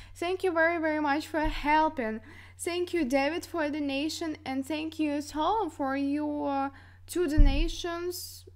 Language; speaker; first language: English; non-native, learner; Russian